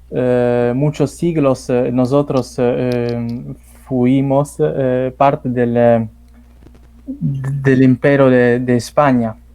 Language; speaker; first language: Spanish; non-native, learner; Italian